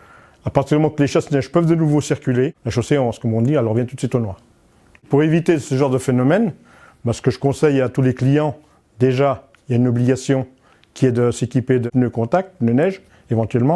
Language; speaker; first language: French; native; French